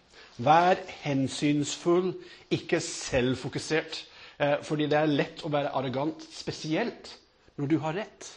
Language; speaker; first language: Norwegian; non-native, fluent; English